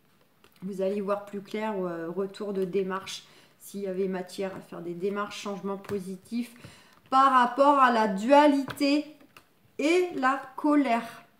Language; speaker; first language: French; native; French